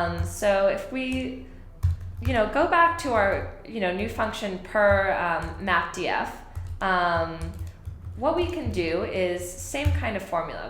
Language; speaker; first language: English; native; English